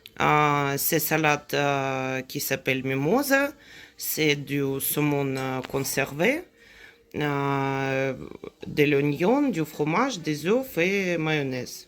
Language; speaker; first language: French; non-native, fluent; Russian